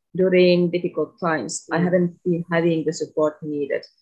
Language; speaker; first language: English; non-native, fluent; Finnish